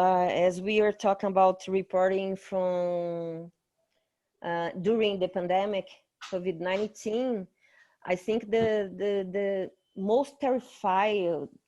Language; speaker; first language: English; non-native, fluent; Portuguese